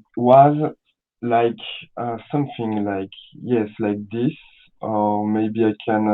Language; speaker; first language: English; non-native, learner; French